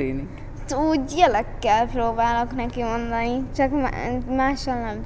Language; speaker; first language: Hungarian; early bilingual, other home language; Arabic